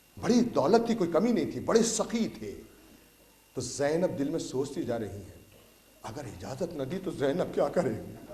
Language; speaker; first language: Urdu; native; Urdu